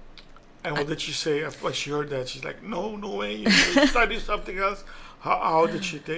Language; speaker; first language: English; non-native, local second language; Papiamento